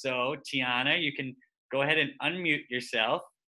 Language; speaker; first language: English; native; English